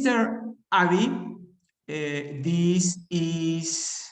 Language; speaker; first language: English; non-native, learner; Spanish